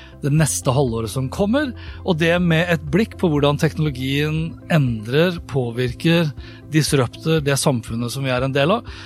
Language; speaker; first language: Norwegian; native; Norwegian